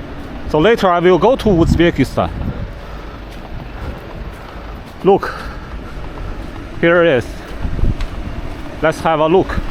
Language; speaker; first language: English; non-native, fluent; Chinese